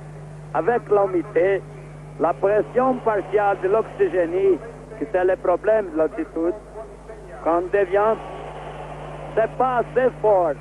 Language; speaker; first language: French; non-native, fluent; Portuguese